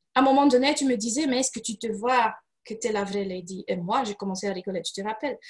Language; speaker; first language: French; non-native, fluent; Romanian